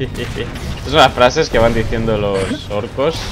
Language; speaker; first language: Spanish; native; Spanish